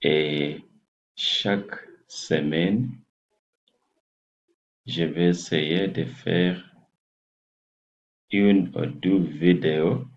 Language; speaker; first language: French; non-native, fluent; English